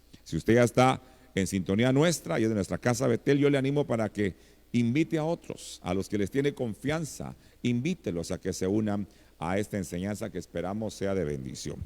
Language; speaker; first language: Spanish; native; Spanish